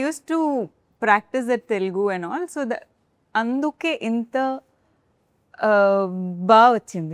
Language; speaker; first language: Telugu; non-native, learner; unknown